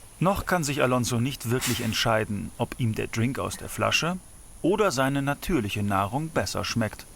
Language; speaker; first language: German; native; German